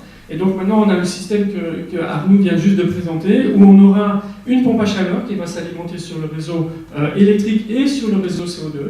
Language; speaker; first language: French; native; French